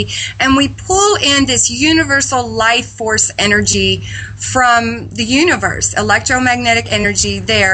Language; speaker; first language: English; native; English